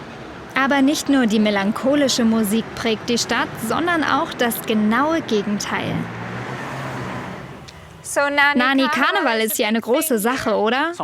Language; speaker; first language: German; native; German